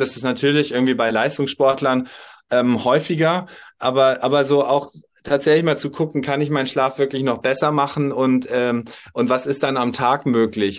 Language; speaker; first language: German; native; German